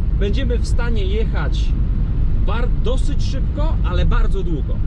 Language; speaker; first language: Polish; native; Polish